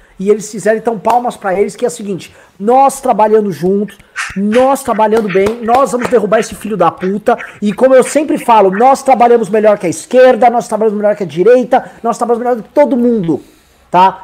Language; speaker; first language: Portuguese; native; Portuguese